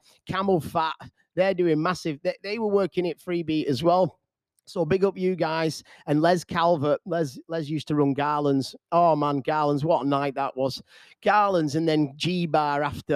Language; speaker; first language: English; native; English